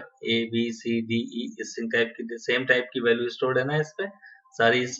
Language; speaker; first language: Hindi; native; Hindi